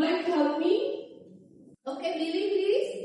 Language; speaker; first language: English; non-native, fluent; Indonesian